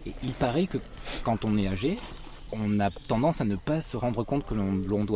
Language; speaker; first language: French; native; French